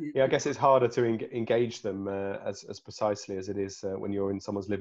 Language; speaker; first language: English; native; English